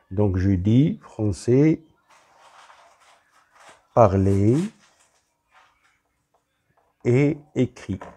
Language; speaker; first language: French; non-native, local second language; Arabic